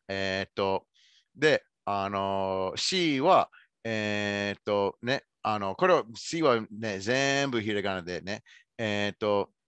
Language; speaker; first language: Japanese; non-native, fluent; English